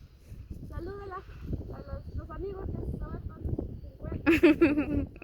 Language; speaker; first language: Spanish; non-native, local second language; Kʼicheʼ